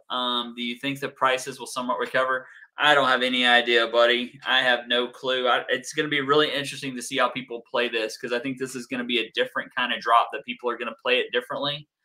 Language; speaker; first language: English; native; English